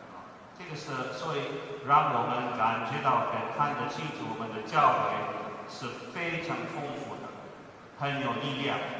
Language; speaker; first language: Chinese; non-native, fluent; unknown